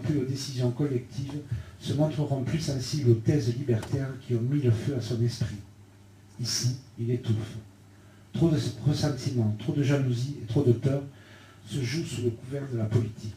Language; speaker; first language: French; native; French